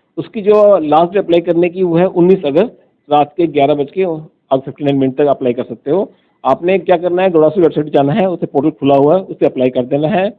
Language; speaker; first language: Hindi; non-native, local second language; Punjabi